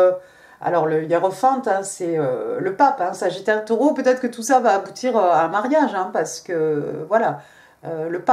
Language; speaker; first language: French; native; French